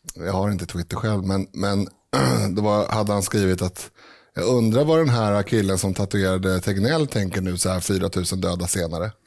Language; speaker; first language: Swedish; native; Swedish